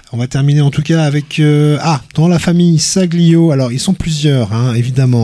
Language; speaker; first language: French; native; French